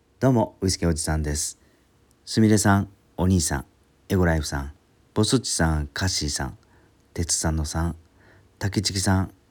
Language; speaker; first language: Japanese; native; Japanese